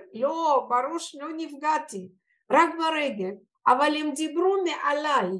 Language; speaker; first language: Hebrew; non-native, fluent; Russian